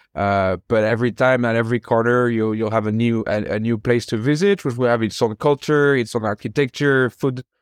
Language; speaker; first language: English; non-native, fluent; French